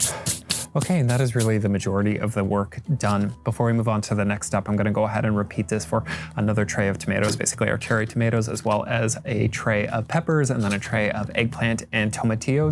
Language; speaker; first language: English; native; English